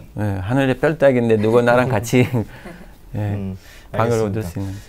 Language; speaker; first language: Korean; non-native, learner; Persian